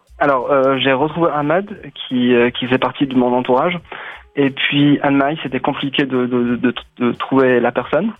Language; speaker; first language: French; non-native, local second language; Arabic